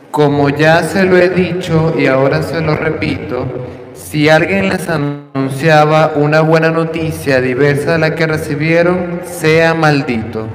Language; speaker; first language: Spanish; native; Spanish